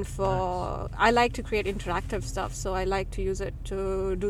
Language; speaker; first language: English; non-native, local second language; Tamil